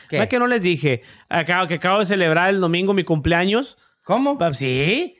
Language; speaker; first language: Spanish; early bilingual, heritage; English